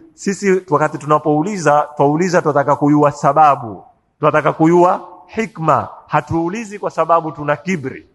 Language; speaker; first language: Swahili; native; Swahili